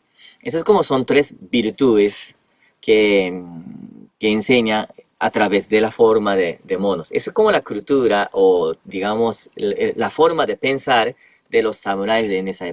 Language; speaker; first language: Spanish; non-native, fluent; Japanese